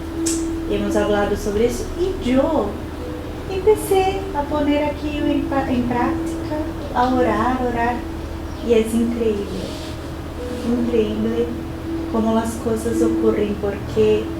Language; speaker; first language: Spanish; non-native, fluent; Portuguese